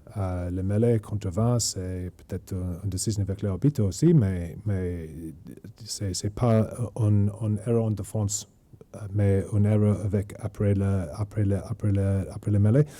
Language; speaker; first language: French; non-native, learner; English